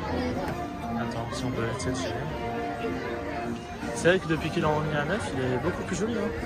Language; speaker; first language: French; native; French